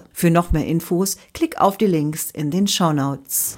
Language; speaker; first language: German; native; German